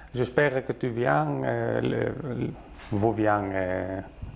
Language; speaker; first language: French; non-native, learner; Greek